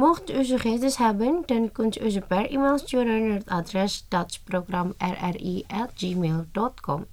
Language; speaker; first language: Dutch; non-native, fluent; Indonesian